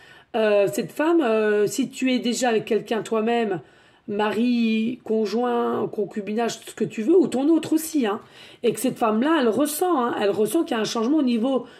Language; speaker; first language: French; native; French